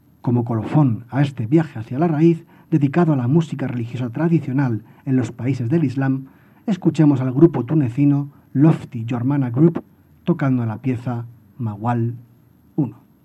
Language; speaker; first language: Spanish; native; Spanish